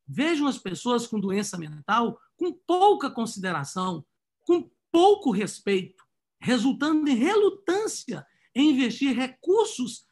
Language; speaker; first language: Portuguese; native; Portuguese